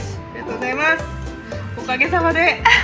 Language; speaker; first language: Japanese; non-native, fluent; Korean